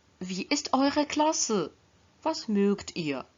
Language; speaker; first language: German; non-native, fluent; Ukrainian